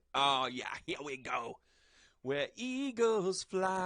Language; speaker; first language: English; native; English